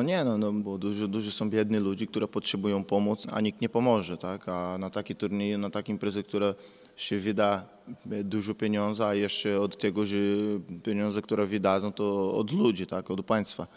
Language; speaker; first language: Polish; non-native, learner; Portuguese